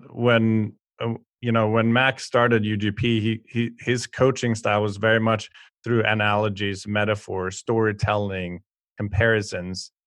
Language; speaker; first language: English; non-native, fluent; Swedish